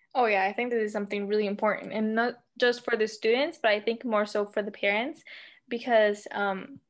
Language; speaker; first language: English; non-native, fluent; Spanish